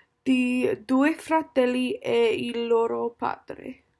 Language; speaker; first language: Italian; non-native, learner; English